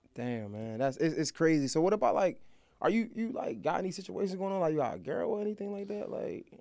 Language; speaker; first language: English; native; English